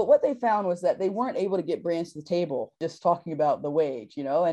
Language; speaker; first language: English; native; English